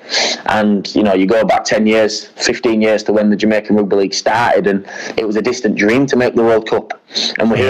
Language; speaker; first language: English; native; English